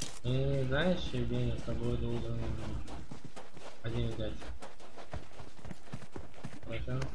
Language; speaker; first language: Russian; non-native, learner; Uzbek